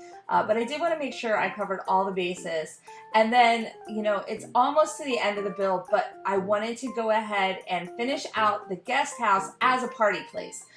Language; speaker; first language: English; native; English